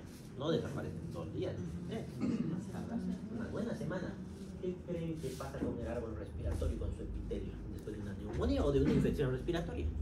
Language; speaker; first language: Spanish; native; Spanish